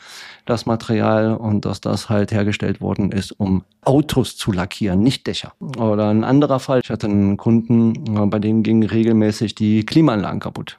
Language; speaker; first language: German; native; German